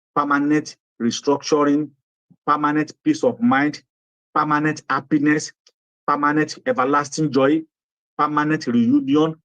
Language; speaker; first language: English; non-native, local second language; Yoruba